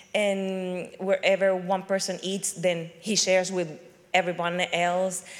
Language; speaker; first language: English; non-native, fluent; Spanish